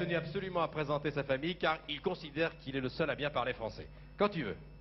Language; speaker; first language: French; native; French